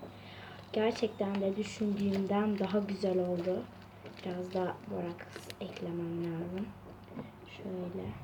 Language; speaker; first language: Turkish; native; Turkish